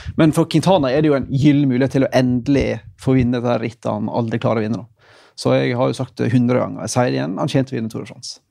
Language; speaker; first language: Norwegian; native; Norwegian